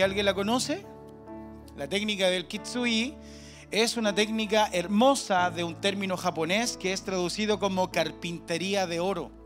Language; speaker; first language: Spanish; native; Spanish